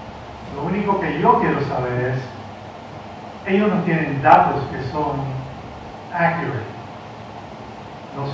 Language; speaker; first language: Spanish; early bilingual, heritage; Spanish